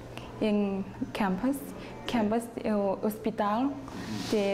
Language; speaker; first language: Spanish; non-native, learner; English